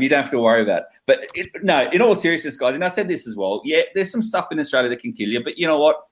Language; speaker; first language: English; native; English